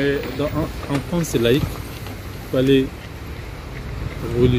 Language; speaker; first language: French; non-native, learner; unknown